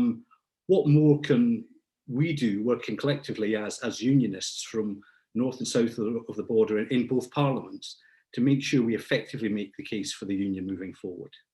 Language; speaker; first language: English; native; English